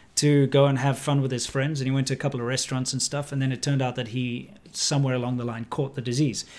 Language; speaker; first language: English; native; English